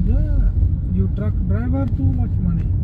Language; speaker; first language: English; non-native, learner; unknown